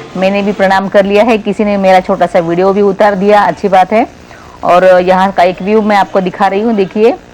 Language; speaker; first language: Hindi; non-native, local second language; Marathi